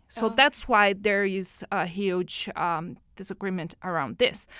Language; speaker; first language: English; non-native, fluent; Portuguese